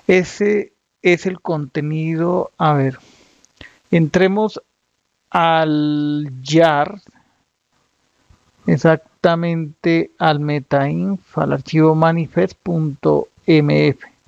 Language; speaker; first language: Spanish; native; Spanish